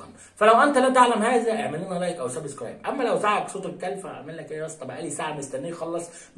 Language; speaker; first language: Arabic; native; Arabic